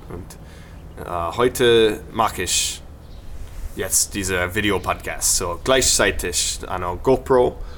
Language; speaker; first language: German; non-native, learner; English